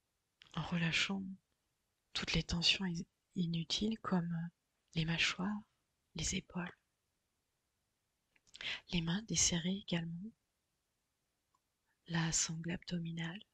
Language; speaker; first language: French; native; French